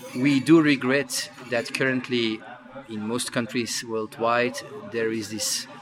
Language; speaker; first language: English; non-native, fluent; Dutch